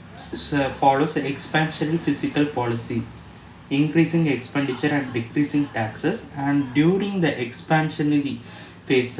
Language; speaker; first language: English; non-native, local second language; Tamil